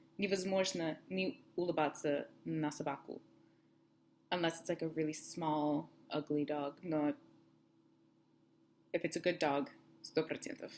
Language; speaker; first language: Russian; non-native, learner; English